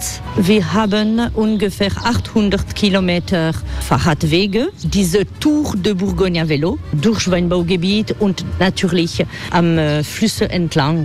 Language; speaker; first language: German; non-native, fluent; French